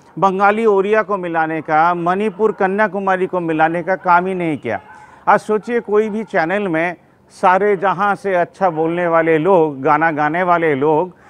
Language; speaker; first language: Hindi; non-native, local second language; Bangla